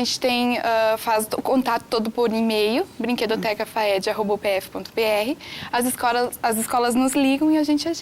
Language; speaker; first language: Portuguese; native; Portuguese